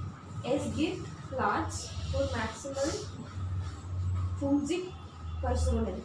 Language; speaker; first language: German; non-native, learner; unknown